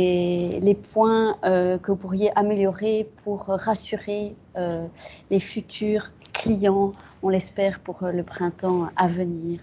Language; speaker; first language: French; native; French